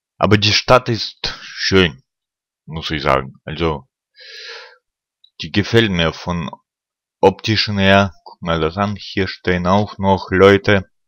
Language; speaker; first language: German; non-native, fluent; Russian